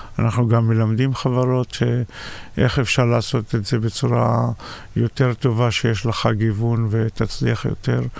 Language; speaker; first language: Hebrew; non-native, local second language; Arabic